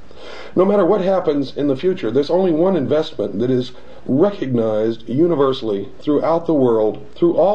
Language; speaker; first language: English; native; English